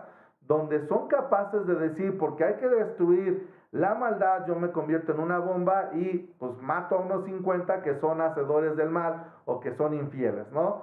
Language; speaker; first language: Spanish; native; Spanish